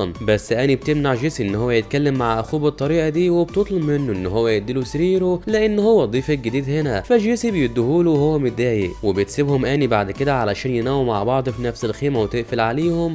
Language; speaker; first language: Arabic; native; Arabic